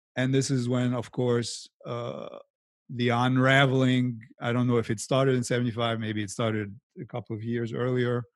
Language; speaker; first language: English; non-native, fluent; Arabic